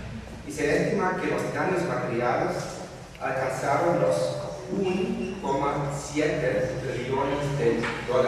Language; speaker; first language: Spanish; non-native, fluent; German